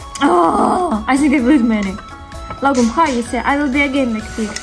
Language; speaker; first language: English; non-native, learner; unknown